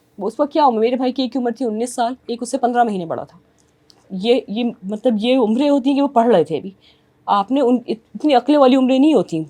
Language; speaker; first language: Urdu; native; Urdu